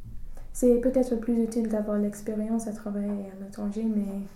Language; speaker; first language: French; non-native, fluent; English